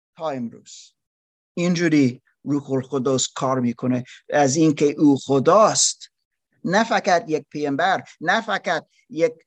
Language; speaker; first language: Persian; non-native, learner; German